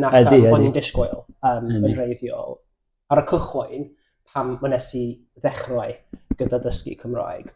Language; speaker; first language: Welsh; non-native, fluent; English